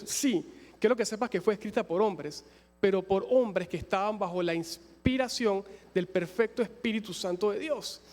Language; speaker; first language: Spanish; native; Spanish